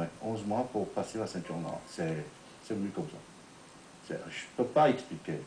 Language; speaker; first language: French; non-native, fluent; English